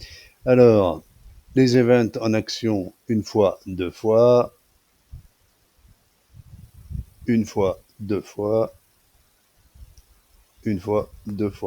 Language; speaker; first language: French; native; French